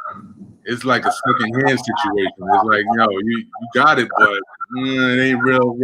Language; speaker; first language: English; native; English